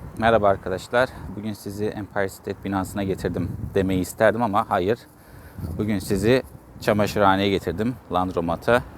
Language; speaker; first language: Turkish; native; Turkish